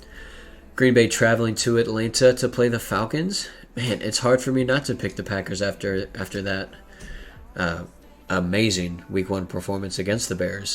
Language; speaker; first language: English; native; English